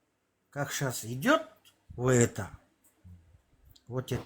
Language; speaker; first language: Russian; non-native, local second language; Kazakh